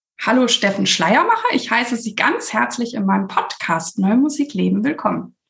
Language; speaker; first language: German; native; German